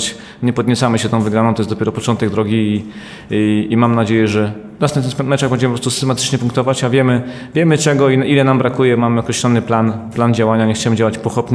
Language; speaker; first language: Polish; native; Polish